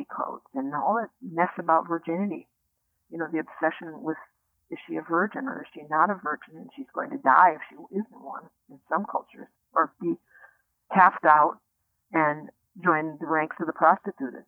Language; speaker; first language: English; native; English